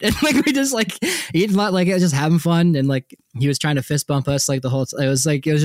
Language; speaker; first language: English; native; English